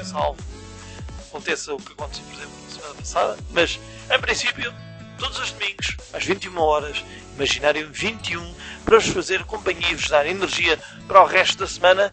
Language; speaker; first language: Portuguese; native; Portuguese